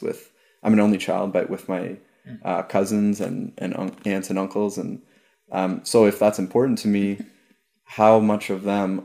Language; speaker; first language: English; native; English